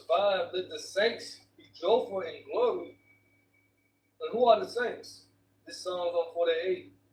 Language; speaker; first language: English; native; English